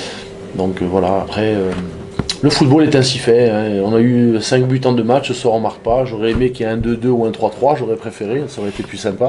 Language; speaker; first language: French; native; French